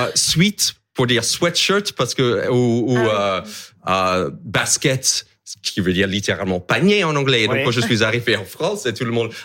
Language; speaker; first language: French; non-native, fluent; English